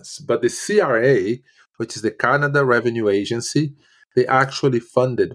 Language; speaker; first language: English; non-native, fluent; Portuguese